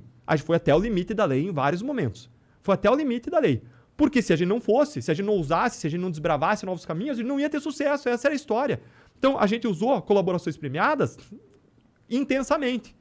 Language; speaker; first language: Portuguese; native; Portuguese